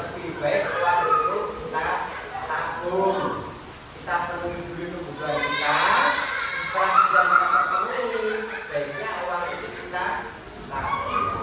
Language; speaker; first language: Indonesian; native; Indonesian